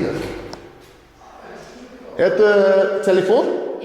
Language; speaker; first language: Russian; non-native, fluent; English